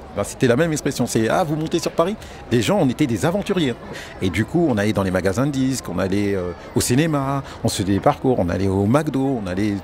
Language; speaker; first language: French; early bilingual, other home language; Wolof